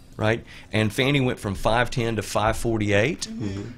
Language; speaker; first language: English; native; English